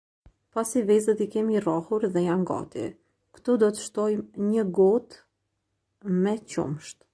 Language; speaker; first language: Albanian; native; Albanian